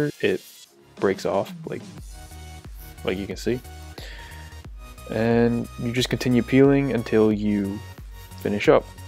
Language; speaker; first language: English; native; English